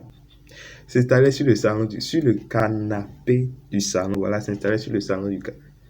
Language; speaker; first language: French; native; French